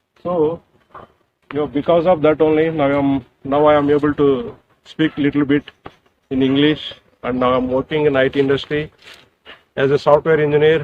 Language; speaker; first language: English; non-native, learner; Telugu